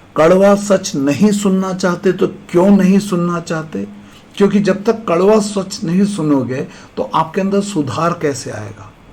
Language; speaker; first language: Hindi; non-native, local second language; Malayalam